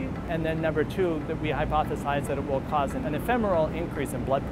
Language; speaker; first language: English; native; English